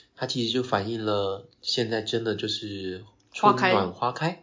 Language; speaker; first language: Chinese; non-native, local second language; Min Nan Chinese